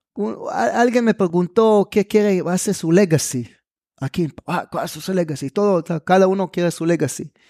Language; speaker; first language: Spanish; non-native, fluent; Hebrew